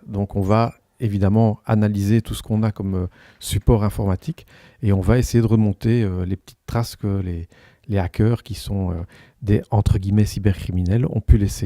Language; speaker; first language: French; native; French